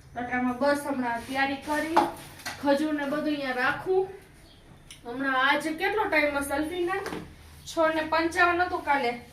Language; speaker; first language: Gujarati; non-native, local second language; Kachhi